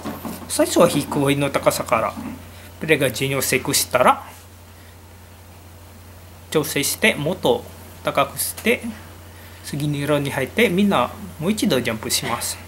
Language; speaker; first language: Japanese; non-native, learner; Indonesian